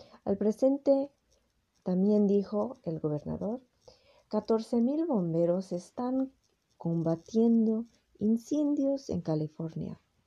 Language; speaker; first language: Spanish; early bilingual, heritage; Spanish